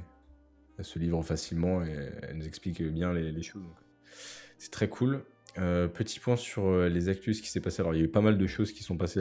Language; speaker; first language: French; native; French